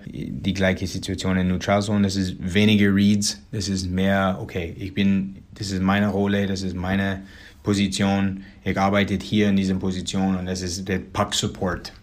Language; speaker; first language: German; non-native, learner; English